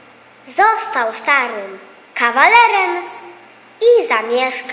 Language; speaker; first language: Polish; native; Polish